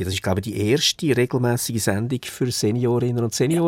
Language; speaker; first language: German; native; German